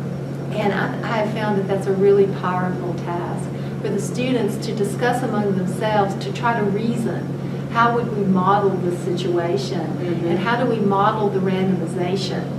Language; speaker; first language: English; native; English